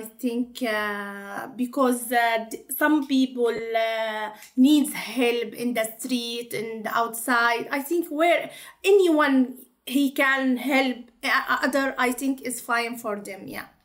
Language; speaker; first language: English; non-native, learner; Arabic